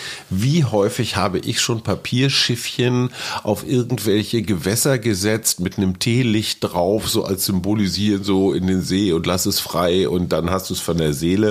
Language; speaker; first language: German; native; German